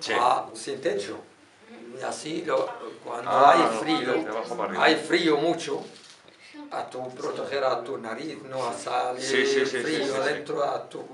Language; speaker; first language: Spanish; non-native, learner; Arabic